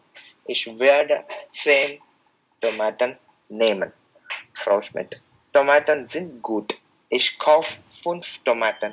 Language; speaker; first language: German; non-native, learner; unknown